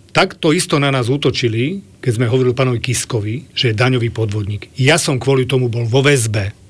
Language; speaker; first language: Slovak; native; Slovak